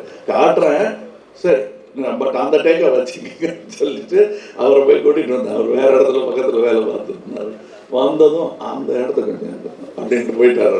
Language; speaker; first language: Tamil; native; Tamil